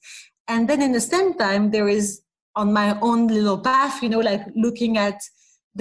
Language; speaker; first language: English; non-native, fluent; French